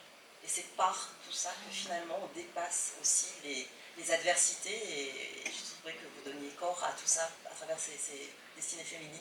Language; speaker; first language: French; native; French